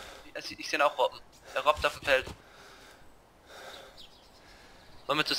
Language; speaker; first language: German; native; German